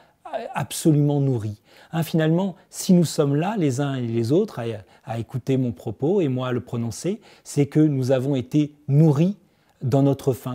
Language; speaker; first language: French; native; French